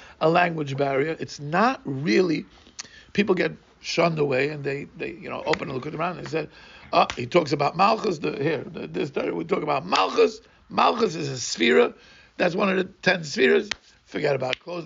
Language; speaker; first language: English; non-native, fluent; Portuguese